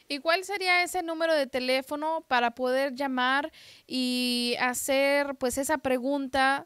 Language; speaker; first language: Spanish; native; Spanish